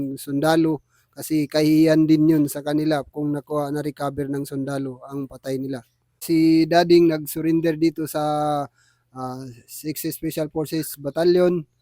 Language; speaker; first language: Filipino; non-native, local second language; Tausug